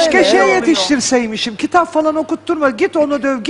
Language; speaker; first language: Turkish; native; Turkish